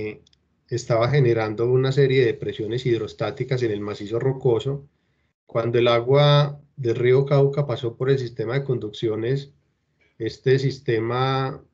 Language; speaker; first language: Spanish; native; Spanish